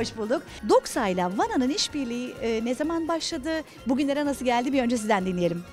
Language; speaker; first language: Turkish; native; Turkish